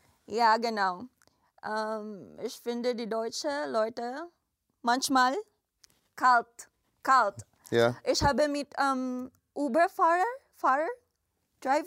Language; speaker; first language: German; non-native, learner; Filipino